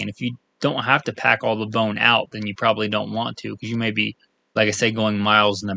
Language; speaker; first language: English; native; English